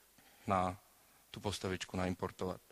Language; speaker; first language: Czech; native; Czech